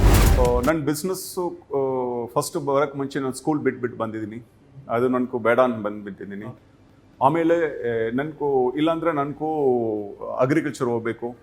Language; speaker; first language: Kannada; non-native, learner; Tamil